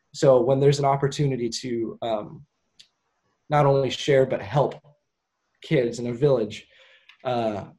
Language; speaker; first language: English; native; English